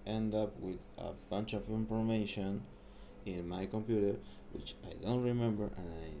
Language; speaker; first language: English; non-native, learner; Spanish